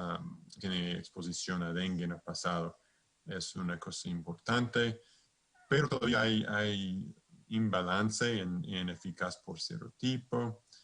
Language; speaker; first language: Spanish; non-native, fluent; English